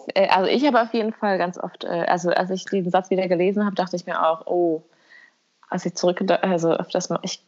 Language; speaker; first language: German; early bilingual, other home language; Albanian